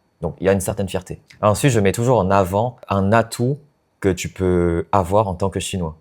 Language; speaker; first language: French; non-native, fluent; Chinese